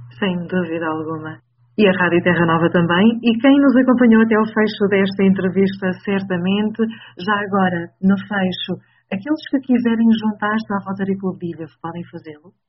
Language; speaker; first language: Portuguese; native; Portuguese